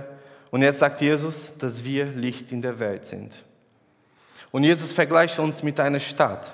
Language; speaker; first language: German; non-native, fluent; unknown